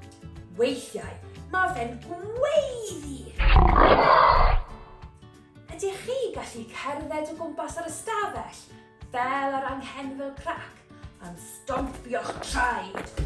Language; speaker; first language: Welsh; non-native, local second language; English